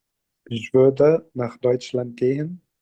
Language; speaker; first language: German; non-native, learner; Arabic